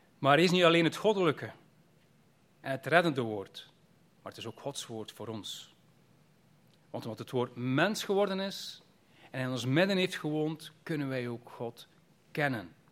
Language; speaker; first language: Dutch; native; Dutch